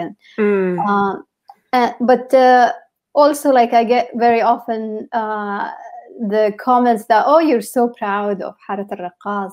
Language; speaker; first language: English; non-native, fluent; Arabic